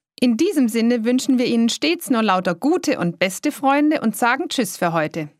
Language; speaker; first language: German; native; German